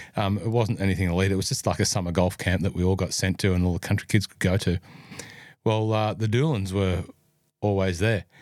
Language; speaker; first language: English; native; English